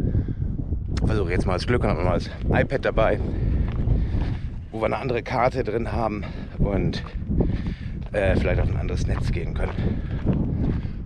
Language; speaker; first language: German; native; German